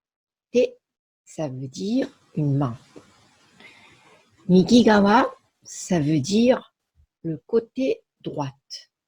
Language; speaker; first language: French; non-native, fluent; Japanese